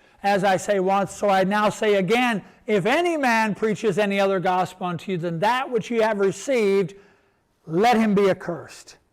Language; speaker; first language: English; native; English